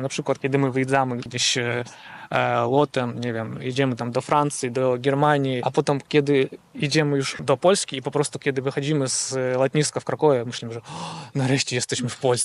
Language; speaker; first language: Polish; non-native, fluent; Russian